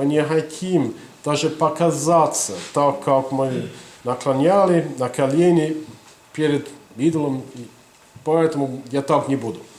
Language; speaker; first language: Russian; non-native, fluent; English